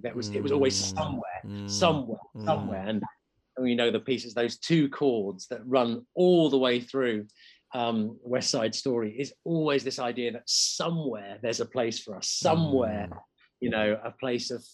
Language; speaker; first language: English; native; English